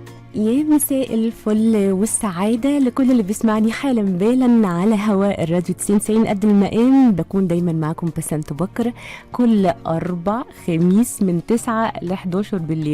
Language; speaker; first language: Arabic; native; Arabic